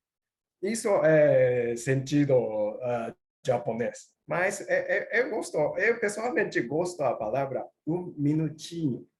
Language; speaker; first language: Portuguese; non-native, learner; Japanese